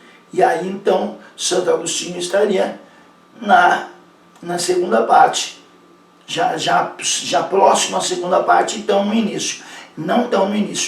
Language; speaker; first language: Portuguese; native; Portuguese